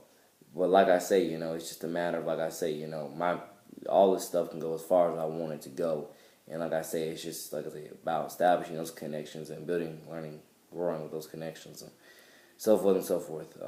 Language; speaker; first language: English; native; English